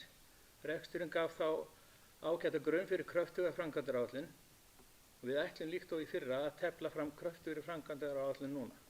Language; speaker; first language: Icelandic; native; Icelandic